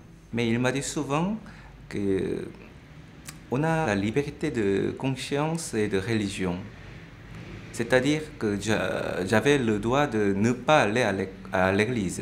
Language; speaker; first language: French; non-native, fluent; Korean